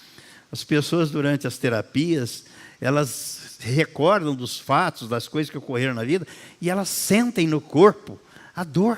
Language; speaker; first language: Portuguese; native; Portuguese